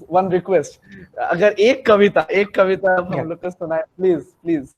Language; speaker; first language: Hindi; non-native, local second language; Bangla